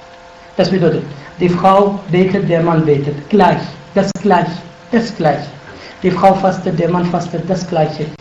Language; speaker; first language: German; non-native, fluent; Arabic